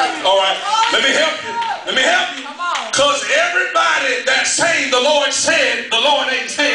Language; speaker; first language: English; native; English